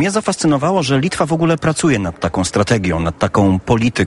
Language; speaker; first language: Polish; native; Polish